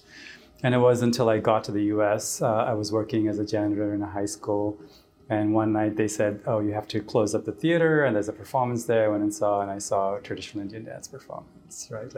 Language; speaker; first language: English; non-native, local second language; Tamil